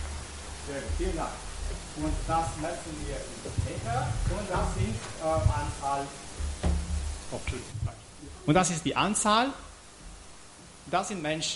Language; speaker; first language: German; non-native, fluent; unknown